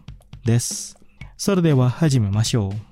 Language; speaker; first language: Japanese; non-native, fluent; Indonesian